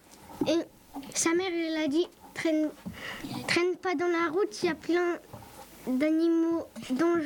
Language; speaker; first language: French; native; French